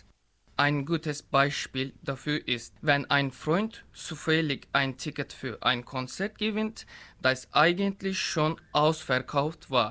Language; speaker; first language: German; non-native, learner; Turkish